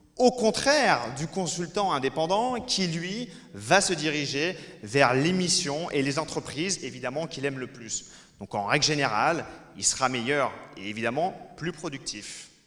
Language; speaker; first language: French; native; French